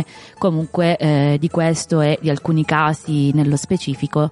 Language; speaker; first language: Italian; native; Italian